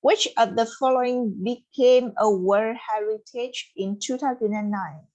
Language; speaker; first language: English; non-native, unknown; Vietnamese